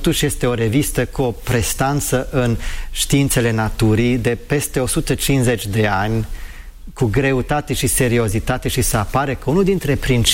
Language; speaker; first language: Romanian; non-native, fluent; English